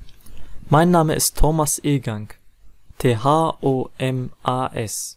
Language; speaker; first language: German; non-native, fluent; Arabic